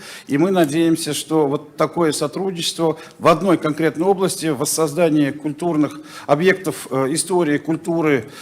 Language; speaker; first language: Russian; native; Russian